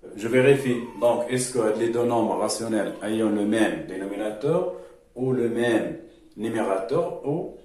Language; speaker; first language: French; non-native, local second language; Arabic